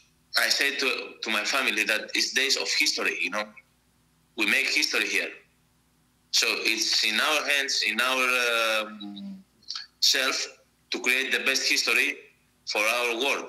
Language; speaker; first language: English; non-native, fluent; Greek